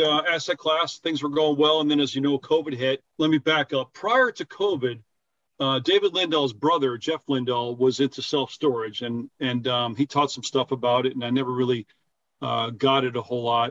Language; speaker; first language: English; native; English